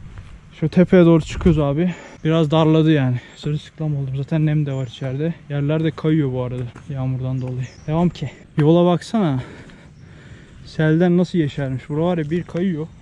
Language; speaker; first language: Turkish; native; Turkish